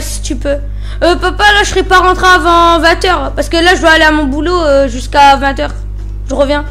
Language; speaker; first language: French; native; French